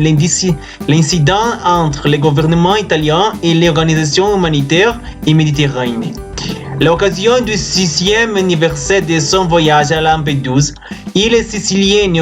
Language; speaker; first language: French; non-native, learner; Spanish